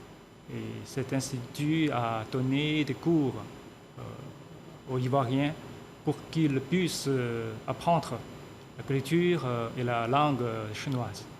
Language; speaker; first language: French; non-native, fluent; Chinese